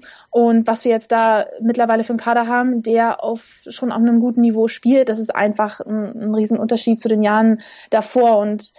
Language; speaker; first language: German; native; German